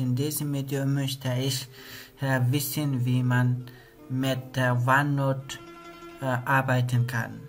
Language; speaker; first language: German; non-native, learner; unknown